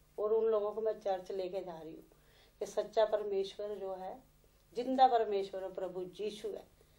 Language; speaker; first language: Hindi; non-native, local second language; Punjabi